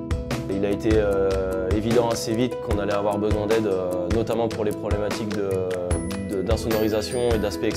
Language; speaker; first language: French; native; French